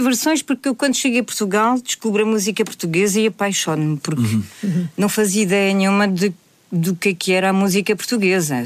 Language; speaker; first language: Portuguese; native; Portuguese